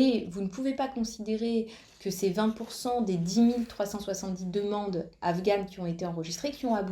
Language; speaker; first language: French; native; French